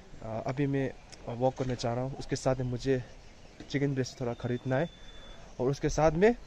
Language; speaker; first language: Hindi; non-native, local second language; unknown